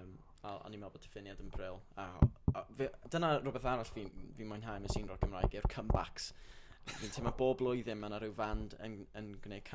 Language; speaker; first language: Welsh; native; Welsh